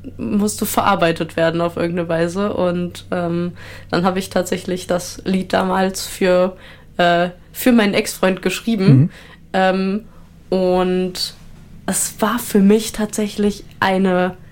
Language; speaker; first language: German; native; German